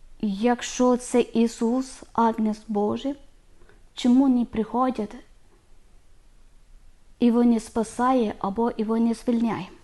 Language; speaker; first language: Ukrainian; non-native, learner; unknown